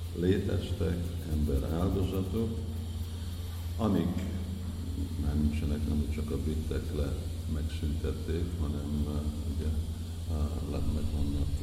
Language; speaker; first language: Hungarian; early bilingual, heritage; Hungarian